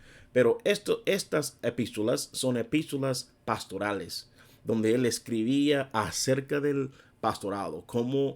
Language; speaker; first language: Spanish; non-native, fluent; English